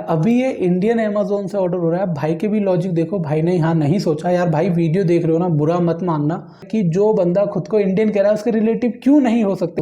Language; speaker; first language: Hindi; native; Hindi